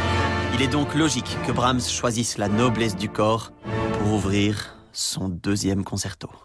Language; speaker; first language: French; native; French